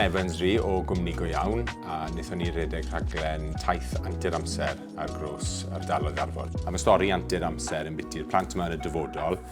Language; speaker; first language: Welsh; native; Welsh